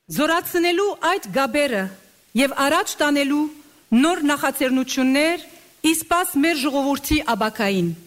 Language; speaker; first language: Armenian; early bilingual, heritage; Armenian